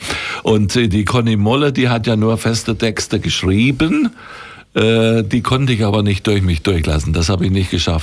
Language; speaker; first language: German; native; German